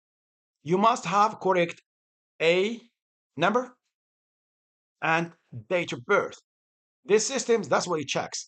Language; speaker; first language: English; non-native, fluent; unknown